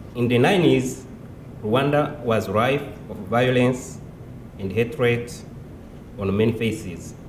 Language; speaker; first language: English; non-native, local second language; Kinyarwanda